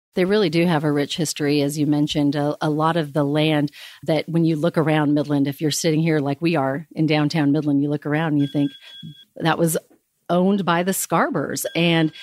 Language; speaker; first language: English; native; English